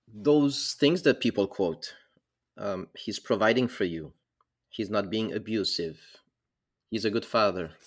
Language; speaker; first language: English; non-native, fluent; Arabic